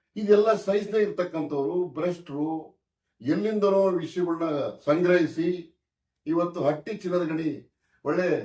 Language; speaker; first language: Kannada; native; Kannada